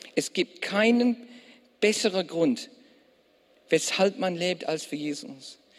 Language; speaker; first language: German; non-native, fluent; English